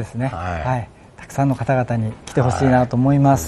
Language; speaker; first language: Japanese; native; Japanese